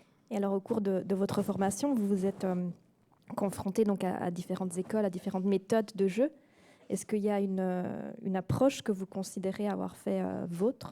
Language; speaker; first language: French; native; French